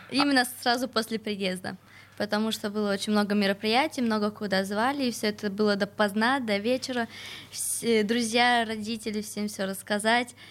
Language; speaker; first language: Russian; native; Russian